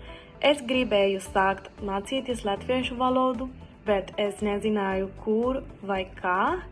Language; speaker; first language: Latvian; non-native, learner; Spanish